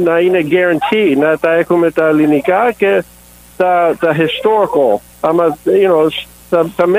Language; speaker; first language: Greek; early bilingual, heritage; English